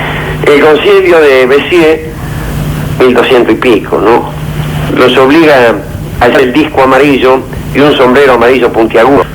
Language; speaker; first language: Spanish; native; Spanish